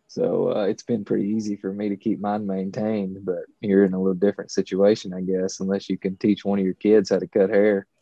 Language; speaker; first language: English; native; English